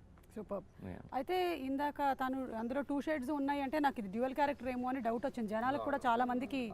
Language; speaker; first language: Telugu; native; Telugu